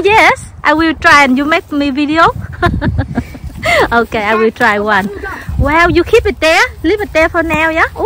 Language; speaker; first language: English; non-native, local second language; Vietnamese